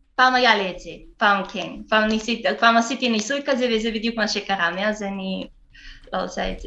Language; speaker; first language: Hebrew; non-native, fluent; Russian